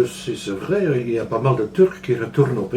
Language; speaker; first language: French; non-native, local second language; Dutch